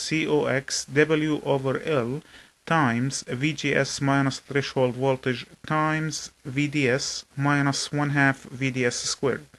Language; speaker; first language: English; non-native, fluent; Arabic